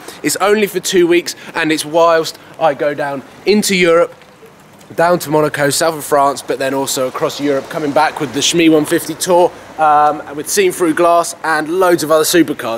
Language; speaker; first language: English; native; English